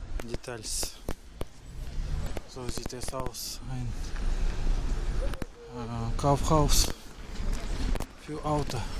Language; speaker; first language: German; non-native, learner; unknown